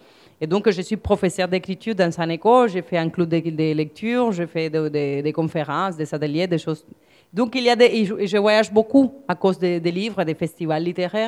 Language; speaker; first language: French; non-native, fluent; Spanish